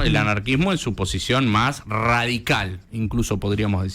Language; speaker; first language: Spanish; native; Spanish